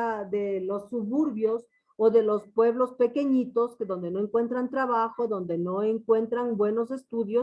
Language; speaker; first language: Spanish; native; Spanish